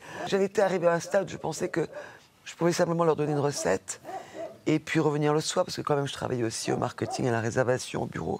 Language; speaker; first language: French; native; French